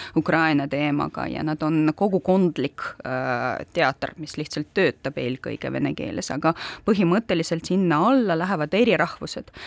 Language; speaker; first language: Estonian; non-native, local second language; Russian